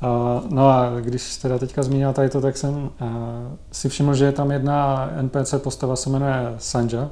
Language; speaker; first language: Czech; native; Czech